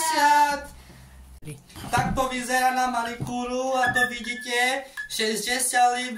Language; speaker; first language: Slovak; non-native, local second language; Romany